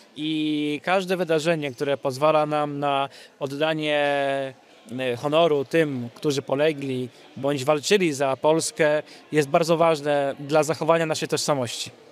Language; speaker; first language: Polish; native; Polish